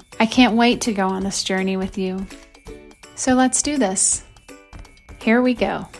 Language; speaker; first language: English; native; English